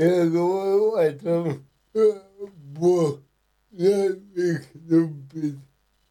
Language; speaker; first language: Ukrainian; non-native, local second language; Russian